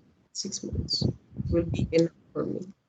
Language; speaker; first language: English; non-native, learner; Spanish